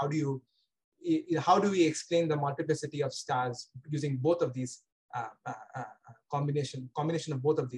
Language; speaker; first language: English; non-native, local second language; Bangla